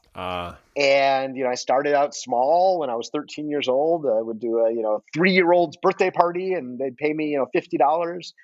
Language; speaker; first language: English; native; English